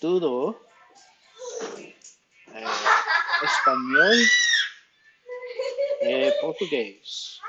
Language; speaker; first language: Portuguese; non-native, learner; English